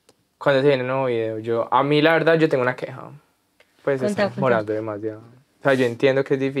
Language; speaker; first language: Spanish; native; Spanish